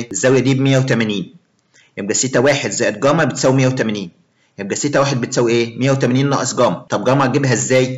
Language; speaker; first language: Arabic; native; Arabic